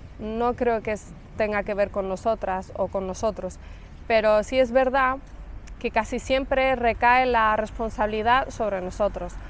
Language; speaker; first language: Spanish; early bilingual, other home language; Arabic